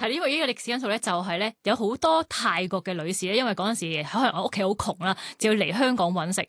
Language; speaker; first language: Cantonese; early bilingual, other home language; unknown